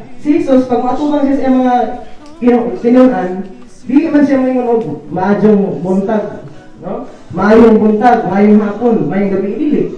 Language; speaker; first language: Cebuano; non-native, local second language; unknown